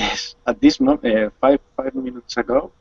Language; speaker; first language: English; non-native, learner; Spanish